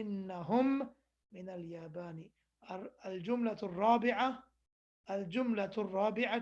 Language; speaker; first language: Arabic; non-native, fluent; English